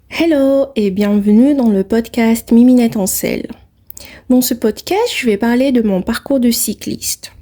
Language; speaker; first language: French; non-native, local second language; Arabic